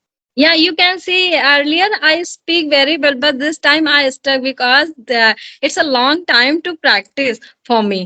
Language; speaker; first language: English; non-native, learner; Hindi